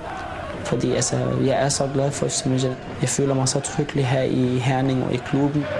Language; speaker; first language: Danish; non-native, fluent; Arabic